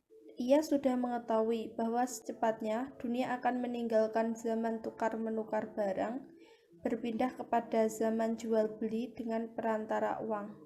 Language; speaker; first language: Indonesian; native; Indonesian